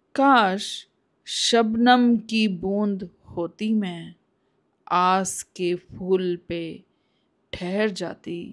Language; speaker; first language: Hindi; non-native, local second language; Punjabi